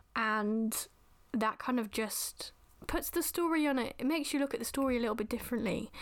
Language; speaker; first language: English; native; English